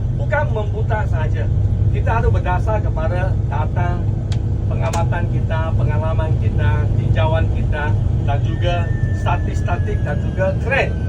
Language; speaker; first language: Malay; non-native, local second language; Chinese